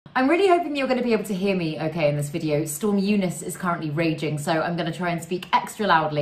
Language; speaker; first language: English; native; English